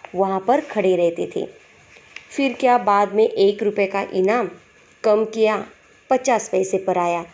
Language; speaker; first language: Hindi; non-native, local second language; Marathi